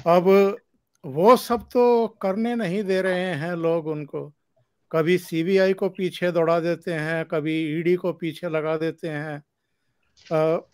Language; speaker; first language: Hindi; native; Hindi